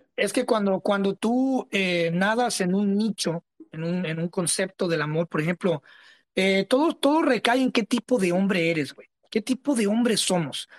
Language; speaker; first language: Spanish; early bilingual, heritage; Spanish